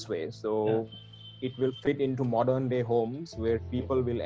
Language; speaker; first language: English; non-native, local second language; Gujarati